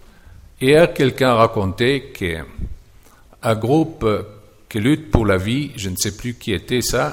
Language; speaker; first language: French; non-native, fluent; German